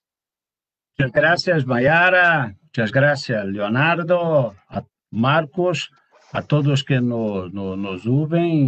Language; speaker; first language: Spanish; non-native, learner; Portuguese